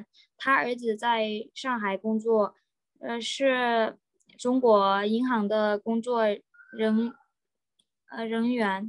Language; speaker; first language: Chinese; non-native, learner; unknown